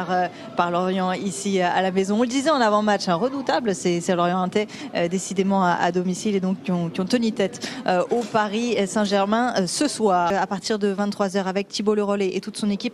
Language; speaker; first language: French; native; French